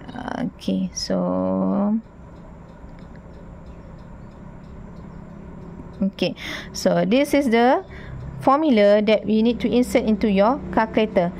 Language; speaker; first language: English; non-native, local second language; Malay